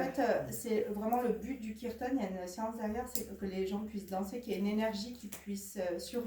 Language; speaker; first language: French; native; French